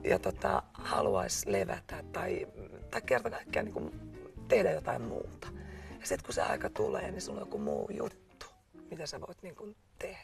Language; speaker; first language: Finnish; native; Finnish